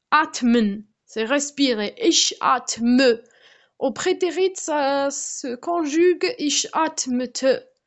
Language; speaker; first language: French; non-native, local second language; Arabic